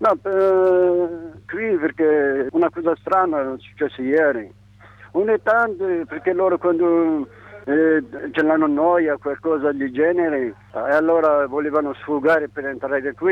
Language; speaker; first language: Italian; non-native, learner; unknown